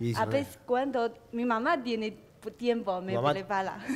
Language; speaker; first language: Spanish; non-native, learner; Chinese